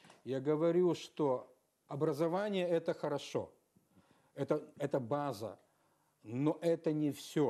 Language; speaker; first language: Russian; native; Russian